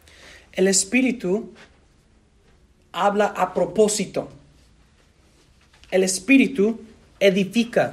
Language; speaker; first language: Spanish; non-native, fluent; English